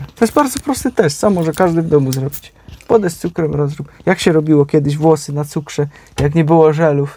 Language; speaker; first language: Polish; native; Polish